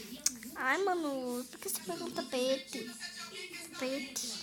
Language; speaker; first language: Portuguese; native; Portuguese